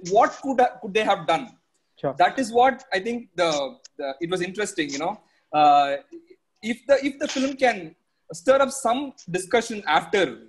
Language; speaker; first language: English; non-native, local second language; Tamil